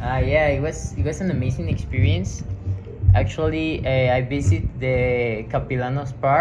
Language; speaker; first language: English; non-native, learner; Spanish